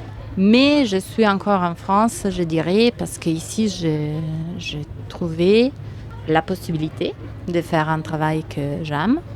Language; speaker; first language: French; non-native, fluent; Italian